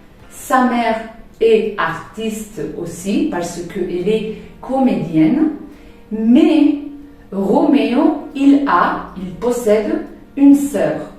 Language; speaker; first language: French; non-native, fluent; Spanish